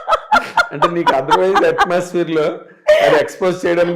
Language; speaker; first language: Telugu; native; Telugu